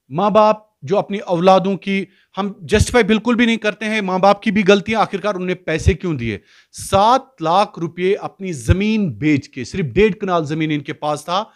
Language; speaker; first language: Hindi; non-native, local second language; Kashmiri